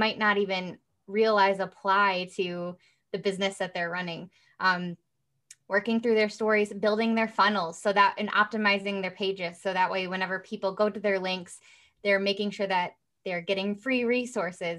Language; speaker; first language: English; native; English